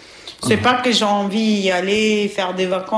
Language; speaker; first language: French; non-native, learner; Albanian